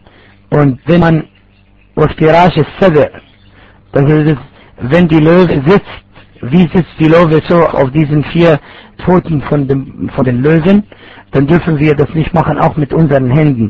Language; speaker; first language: German; non-native, fluent; Arabic